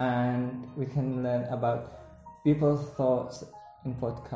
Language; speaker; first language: English; non-native, learner; Indonesian